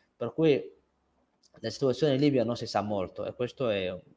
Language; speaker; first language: Italian; non-native, fluent; Somali